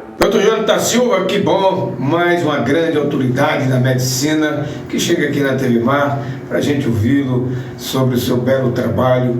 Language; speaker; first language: Portuguese; native; Portuguese